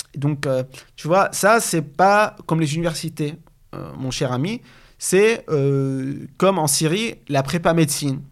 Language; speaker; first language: French; non-native, fluent; Arabic